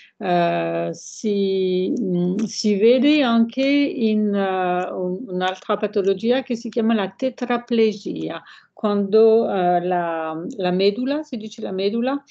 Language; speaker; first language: Italian; non-native, fluent; French